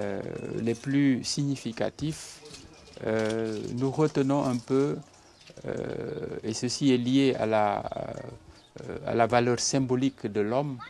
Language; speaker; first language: French; non-native, local second language; Serer